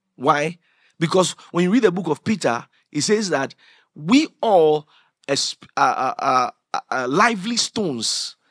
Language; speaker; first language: English; non-native, local second language; Akan